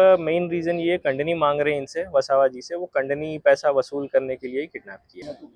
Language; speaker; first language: Hindi; non-native, local second language; Gujarati